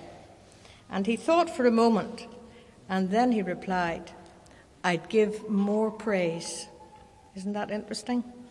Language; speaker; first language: English; native; English